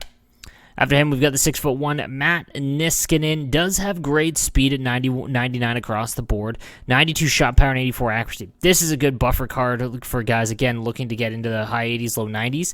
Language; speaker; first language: English; native; English